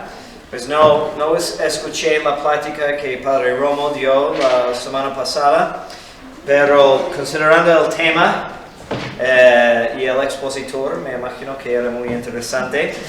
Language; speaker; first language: Spanish; non-native, fluent; English